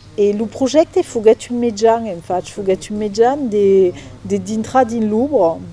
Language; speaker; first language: Occitan; non-native, local second language; French